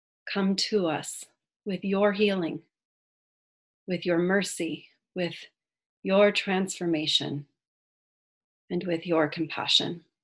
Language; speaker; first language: English; native; English